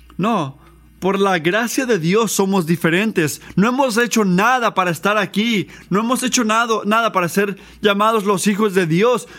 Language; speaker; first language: Spanish; non-native, fluent; English